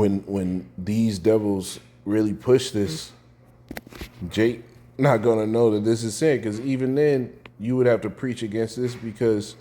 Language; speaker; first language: English; native; English